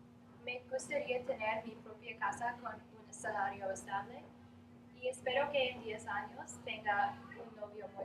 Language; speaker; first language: Spanish; non-native, learner; English